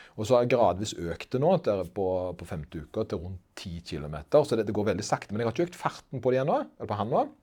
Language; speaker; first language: Norwegian; native; Norwegian